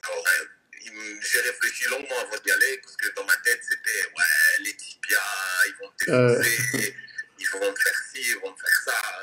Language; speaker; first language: French; native; French